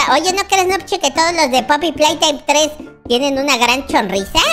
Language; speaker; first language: Spanish; native; Spanish